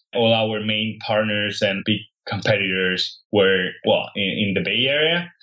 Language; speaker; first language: English; non-native, fluent; Spanish